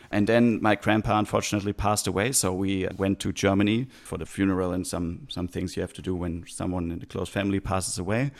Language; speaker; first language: English; non-native, fluent; German